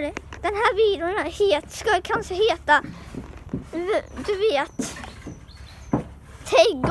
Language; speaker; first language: Swedish; non-native, learner; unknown